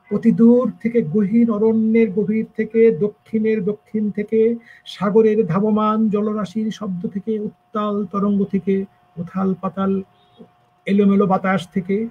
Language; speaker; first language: Bangla; native; Bangla